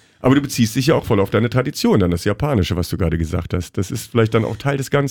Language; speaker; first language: German; native; German